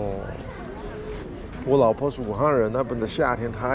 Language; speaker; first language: Chinese; non-native, fluent; English